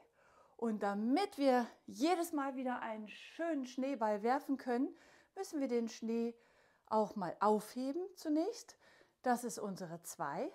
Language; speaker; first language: German; native; German